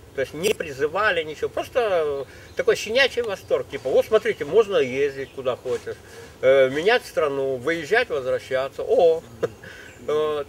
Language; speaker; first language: Russian; native; Russian